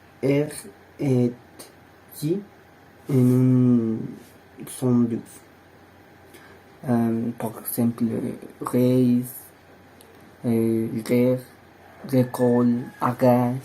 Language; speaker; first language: French; non-native, learner; Spanish